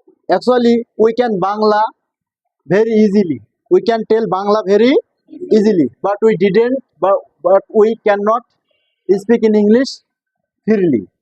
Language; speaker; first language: English; non-native, local second language; Bangla